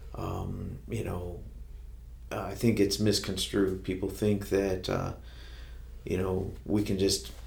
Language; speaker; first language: English; native; English